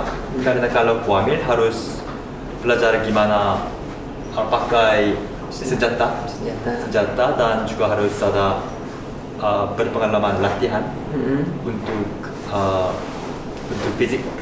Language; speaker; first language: Indonesian; non-native, fluent; Korean